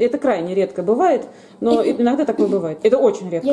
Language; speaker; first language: Russian; native; Russian